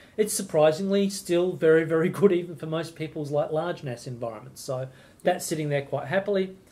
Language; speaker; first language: English; native; English